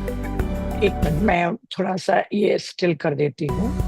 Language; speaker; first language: Hindi; native; Hindi